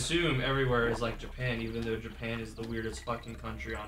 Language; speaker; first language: English; native; English